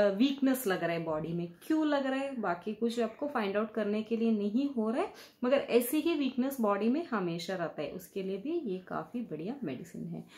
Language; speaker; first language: Hindi; non-native, local second language; Kannada